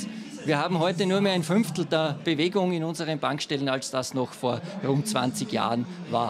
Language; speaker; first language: German; native; German